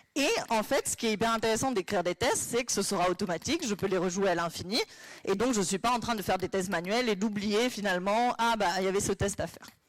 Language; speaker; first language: French; non-native, fluent; Spanish